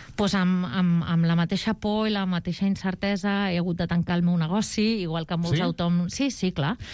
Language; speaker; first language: Catalan; native; Catalan